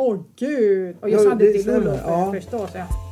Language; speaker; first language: Swedish; non-native, fluent; Greek